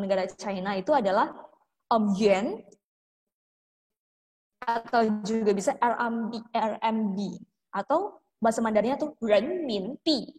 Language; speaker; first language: Indonesian; native; Indonesian